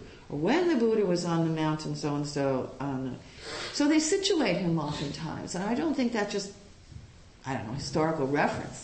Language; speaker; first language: English; native; English